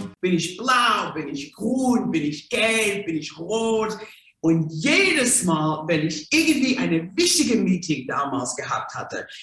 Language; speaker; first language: German; non-native, fluent; English